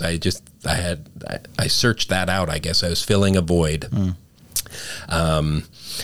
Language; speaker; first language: English; native; English